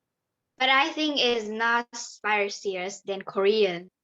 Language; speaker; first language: English; non-native, learner; Vietnamese